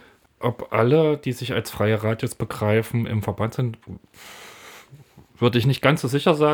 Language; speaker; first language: German; native; German